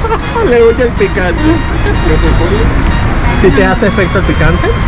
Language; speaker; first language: Spanish; native; Spanish